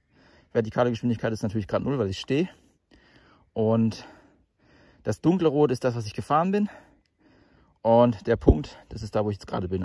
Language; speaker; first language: German; native; German